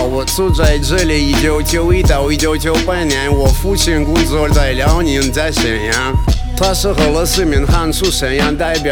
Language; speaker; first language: Chinese; non-native, learner; Russian